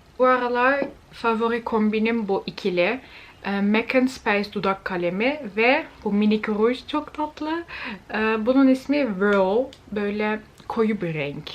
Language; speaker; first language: Turkish; early bilingual, heritage; Turkish